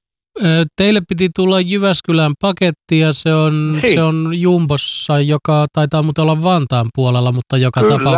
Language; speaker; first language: Finnish; native; Finnish